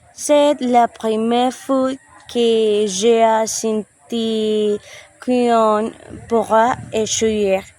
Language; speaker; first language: French; non-native, learner; Spanish